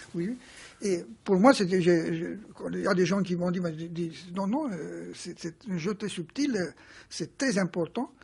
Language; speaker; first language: French; non-native, fluent; Romanian